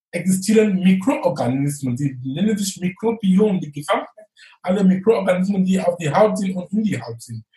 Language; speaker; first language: German; non-native, fluent; English